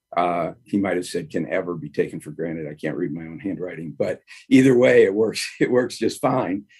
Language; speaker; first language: English; native; English